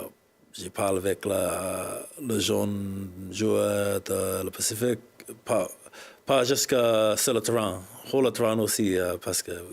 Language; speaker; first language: French; non-native, learner; English